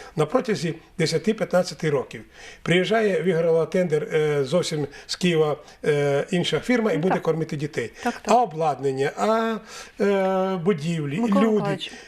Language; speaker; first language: Ukrainian; native; Ukrainian